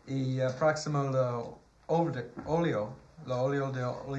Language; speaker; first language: Italian; non-native, learner; English